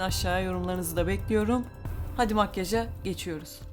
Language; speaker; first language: Turkish; native; Turkish